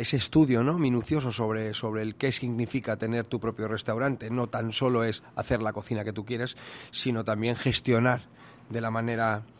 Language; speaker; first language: Spanish; native; Spanish